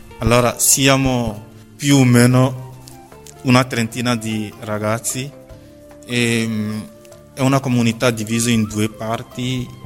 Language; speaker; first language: Italian; non-native, fluent; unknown